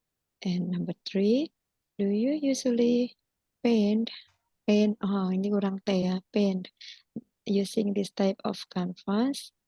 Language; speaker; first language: English; non-native, fluent; Indonesian